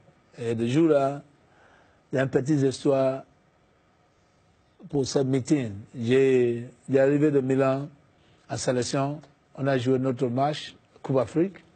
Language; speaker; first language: French; non-native, fluent; English